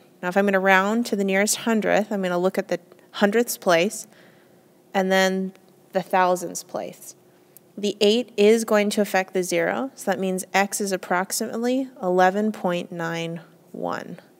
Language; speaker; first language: English; native; English